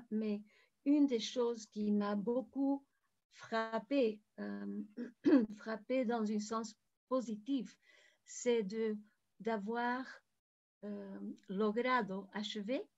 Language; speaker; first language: French; non-native, fluent; Spanish